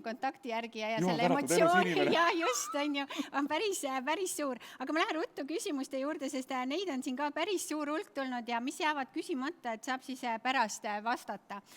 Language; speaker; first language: Estonian; native; Estonian